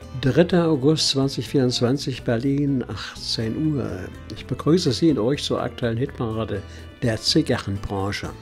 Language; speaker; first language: German; native; German